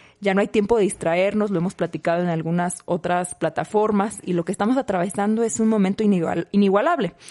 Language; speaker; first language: Spanish; native; Spanish